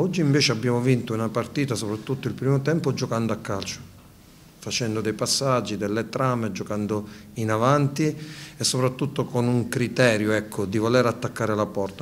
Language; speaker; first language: Italian; native; Italian